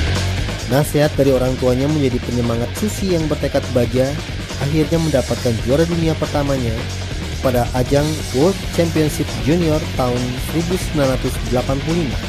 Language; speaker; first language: Indonesian; native; Indonesian